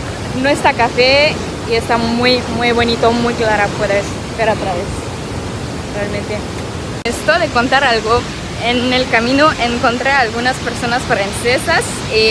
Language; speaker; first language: Spanish; non-native, learner; French